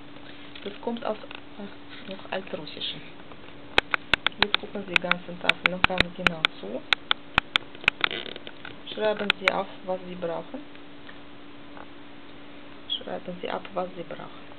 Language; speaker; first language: German; non-native, learner; Russian